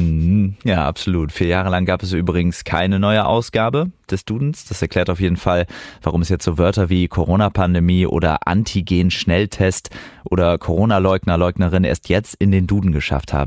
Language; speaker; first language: German; native; German